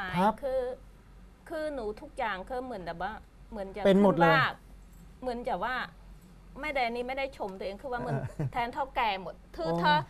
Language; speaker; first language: Thai; non-native, fluent; Khmer